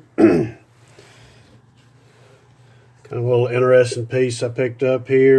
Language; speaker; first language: English; native; English